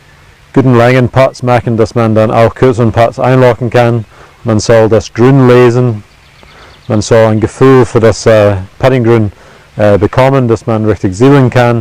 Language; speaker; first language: German; non-native, fluent; English